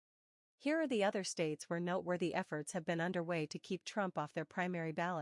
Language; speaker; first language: English; native; English